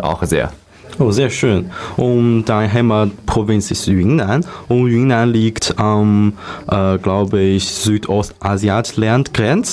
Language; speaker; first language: German; non-native, learner; Chinese